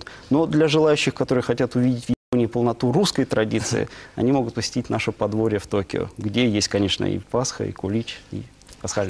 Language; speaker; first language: Russian; native; Russian